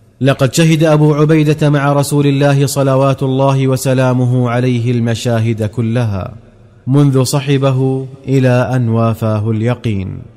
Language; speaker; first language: Arabic; native; Arabic